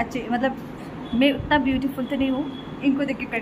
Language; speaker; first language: Hindi; non-native, local second language; Nepali